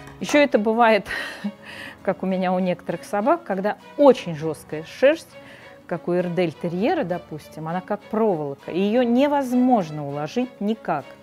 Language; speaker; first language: Russian; native; Russian